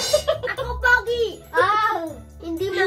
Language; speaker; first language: Filipino; early bilingual, heritage; Filipino